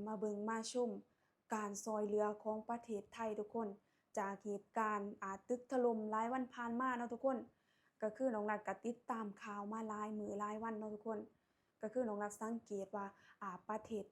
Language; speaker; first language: Thai; non-native, local second language; Lao